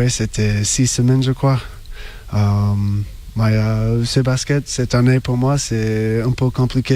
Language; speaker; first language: French; non-native, learner; English